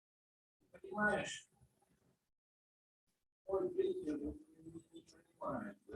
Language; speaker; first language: Russian; native; Russian